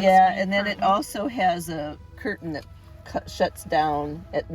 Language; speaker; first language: English; native; English